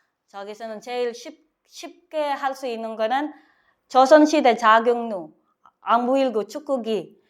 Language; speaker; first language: Korean; non-native, learner; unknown